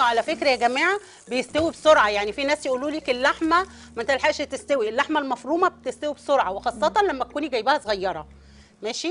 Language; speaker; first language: Arabic; native; Arabic